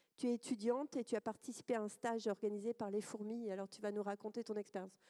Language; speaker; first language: French; native; French